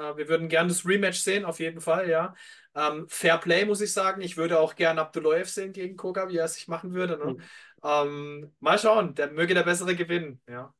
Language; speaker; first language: German; native; German